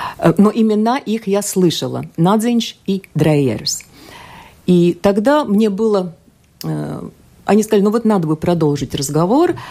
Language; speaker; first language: Russian; non-native, local second language; Latvian